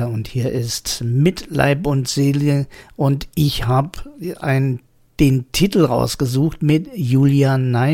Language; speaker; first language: German; native; German